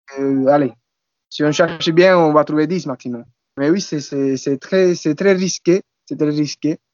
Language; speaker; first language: French; non-native, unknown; Spanish